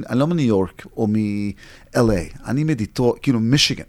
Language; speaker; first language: Hebrew; early bilingual, heritage; Hebrew